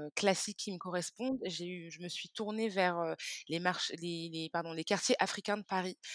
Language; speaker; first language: French; early bilingual, other home language; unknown